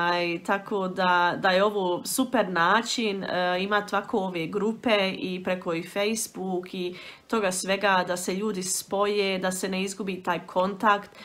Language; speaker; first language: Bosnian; early bilingual, heritage; Bosnian